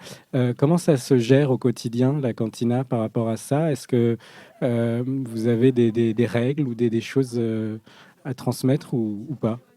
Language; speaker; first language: French; native; French